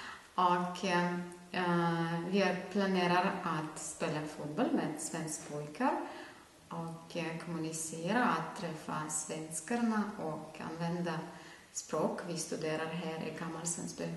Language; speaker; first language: Swedish; non-native, fluent; Ukrainian